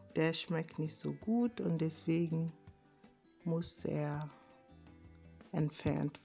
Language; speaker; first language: German; non-native, fluent; Akan